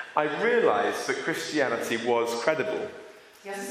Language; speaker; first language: English; native; English